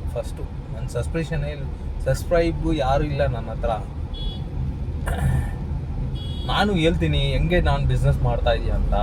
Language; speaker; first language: Kannada; non-native, local second language; Urdu